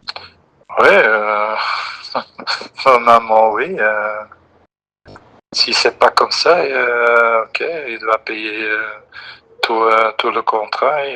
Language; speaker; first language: French; non-native, local second language; Dutch